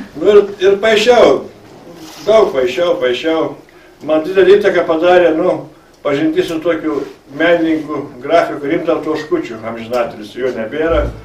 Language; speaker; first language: Lithuanian; native; Lithuanian